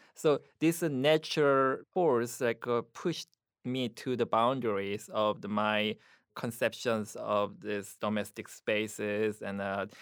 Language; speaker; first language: English; non-native, fluent; Korean